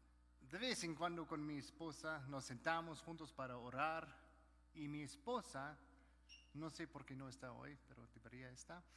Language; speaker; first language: Spanish; non-native, fluent; German